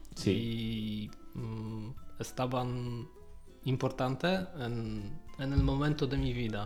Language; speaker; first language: Spanish; non-native, learner; Polish